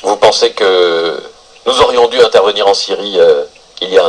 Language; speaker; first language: French; native; French